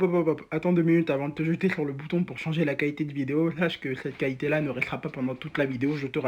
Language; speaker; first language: French; native; French